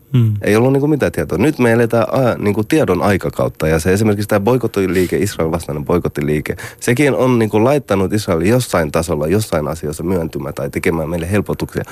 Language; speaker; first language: Finnish; non-native, fluent; Arabic